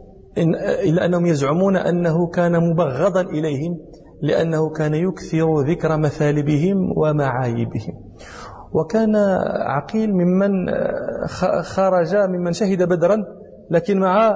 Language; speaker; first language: Arabic; native; Arabic